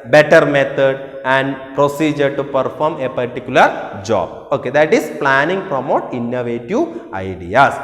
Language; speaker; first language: English; non-native, local second language; Malayalam